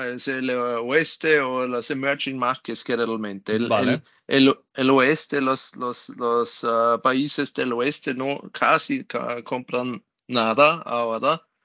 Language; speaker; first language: Spanish; non-native, learner; German